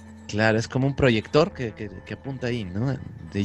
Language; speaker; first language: Spanish; native; Spanish